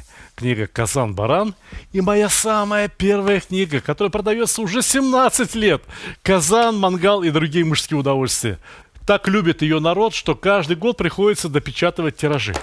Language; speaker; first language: Russian; native; Russian